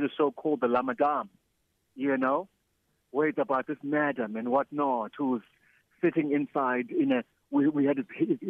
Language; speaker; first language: English; non-native, local second language; Xhosa